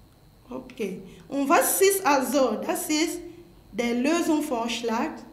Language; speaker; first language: German; non-native, fluent; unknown